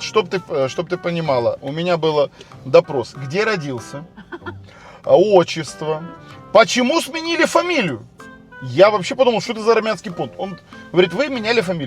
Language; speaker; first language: Russian; native; Russian